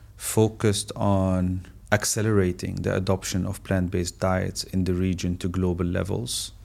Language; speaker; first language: English; non-native, fluent; Arabic